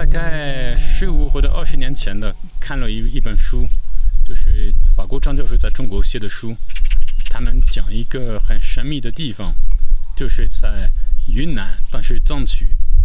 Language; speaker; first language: Chinese; non-native, fluent; French